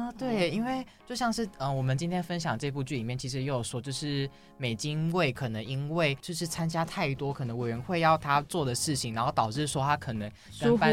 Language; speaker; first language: Chinese; native; Chinese